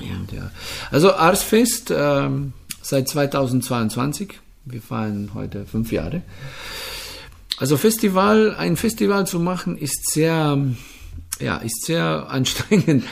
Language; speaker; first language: German; non-native, fluent; Slovenian